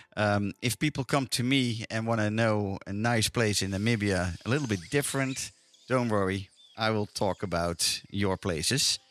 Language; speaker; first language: English; non-native, fluent; Dutch